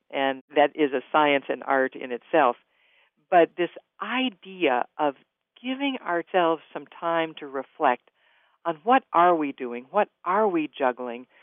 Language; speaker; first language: English; native; English